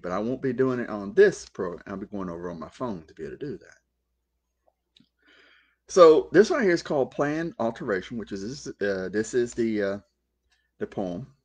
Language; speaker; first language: English; native; English